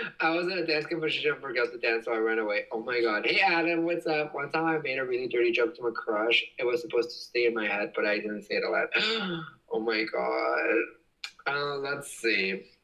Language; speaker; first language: English; native; English